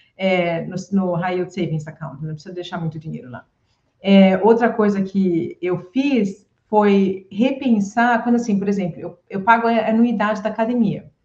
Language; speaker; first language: Portuguese; native; Portuguese